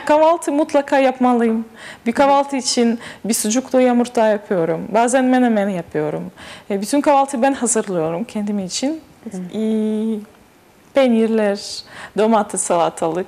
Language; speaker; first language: Turkish; non-native, learner; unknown